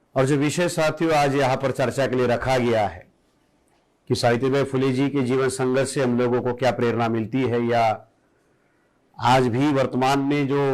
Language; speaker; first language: Hindi; non-native, local second language; Marathi